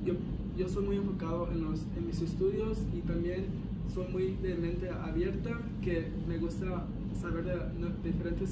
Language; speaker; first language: Spanish; early bilingual, heritage; Spanish